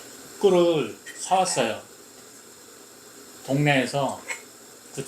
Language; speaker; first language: Korean; native; Korean